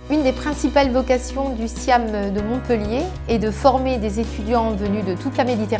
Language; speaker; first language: French; native; French